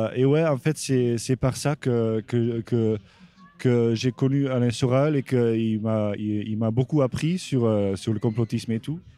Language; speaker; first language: French; early bilingual, heritage; French